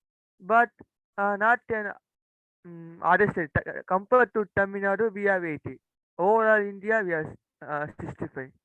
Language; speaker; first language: English; non-native, learner; Tamil